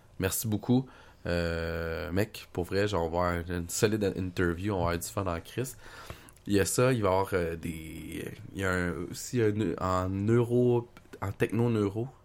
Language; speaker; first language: French; native; French